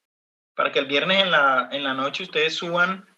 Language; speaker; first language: Spanish; native; Spanish